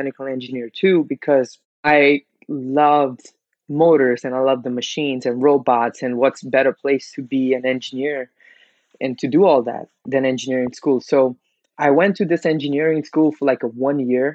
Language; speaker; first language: English; non-native, local second language; Gujarati